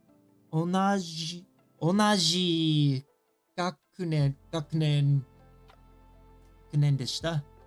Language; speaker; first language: Japanese; non-native, learner; English